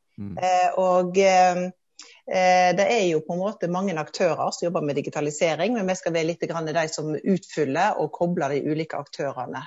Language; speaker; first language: Norwegian; native; Norwegian